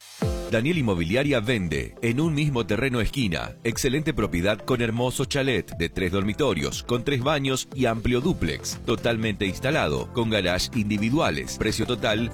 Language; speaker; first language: Spanish; native; Spanish